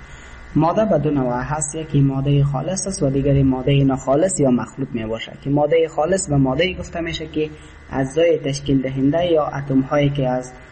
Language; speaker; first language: Persian; native; Persian